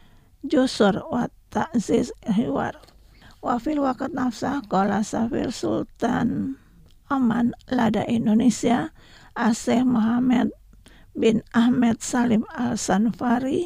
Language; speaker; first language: Arabic; non-native, learner; Indonesian